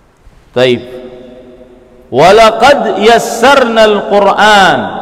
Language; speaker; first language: Arabic; non-native, fluent; Indonesian